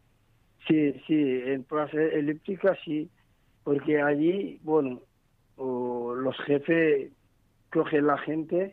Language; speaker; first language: Spanish; non-native, learner; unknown